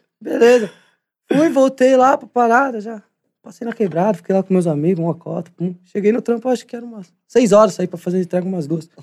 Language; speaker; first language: Portuguese; native; Portuguese